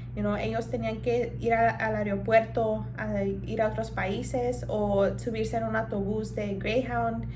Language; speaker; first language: Spanish; early bilingual, heritage; Spanish